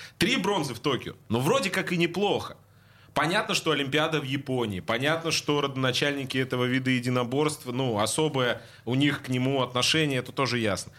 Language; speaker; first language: Russian; native; Russian